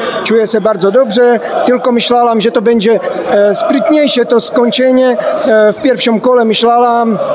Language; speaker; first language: Polish; non-native, learner; Czech